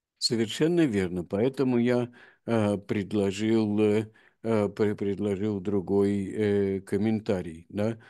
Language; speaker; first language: Russian; native; Russian